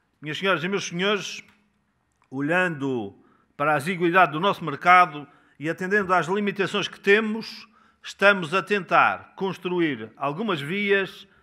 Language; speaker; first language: Portuguese; native; Portuguese